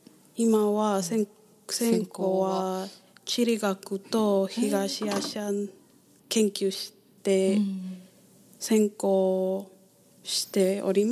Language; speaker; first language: Japanese; non-native, learner; English